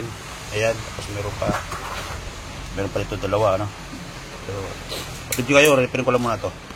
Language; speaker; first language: Filipino; native; Filipino